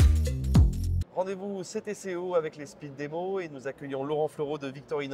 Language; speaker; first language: French; native; French